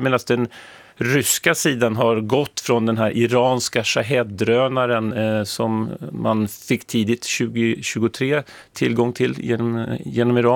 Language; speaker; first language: Swedish; native; Swedish